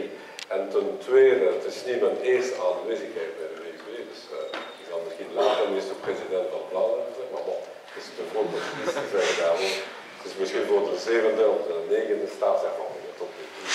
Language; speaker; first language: Dutch; non-native, local second language; French